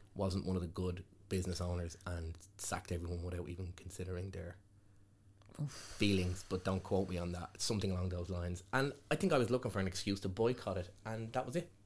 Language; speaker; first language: English; native; English